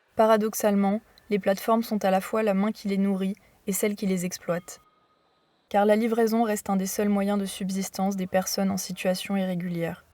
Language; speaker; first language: French; native; French